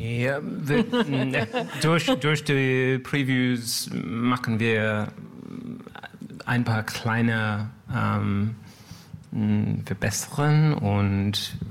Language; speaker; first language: German; non-native, learner; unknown